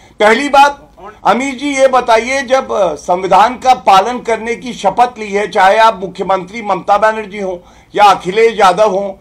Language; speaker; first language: Hindi; native; Hindi